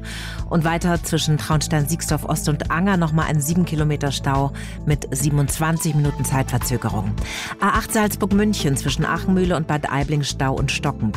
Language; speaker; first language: German; native; German